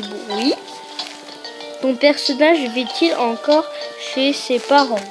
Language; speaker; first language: French; early bilingual, other home language; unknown